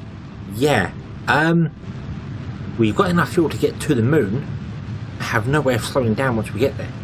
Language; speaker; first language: English; native; English